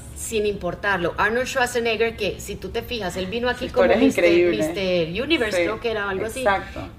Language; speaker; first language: Spanish; native; Spanish